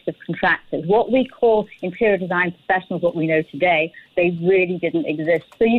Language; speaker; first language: English; native; English